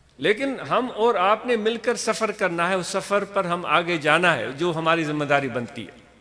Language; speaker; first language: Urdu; non-native, local second language; Sindhi